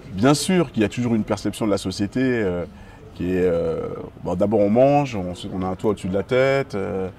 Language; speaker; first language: French; native; French